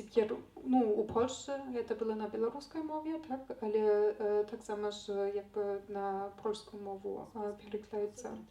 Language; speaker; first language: Polish; non-native, learner; Belarusian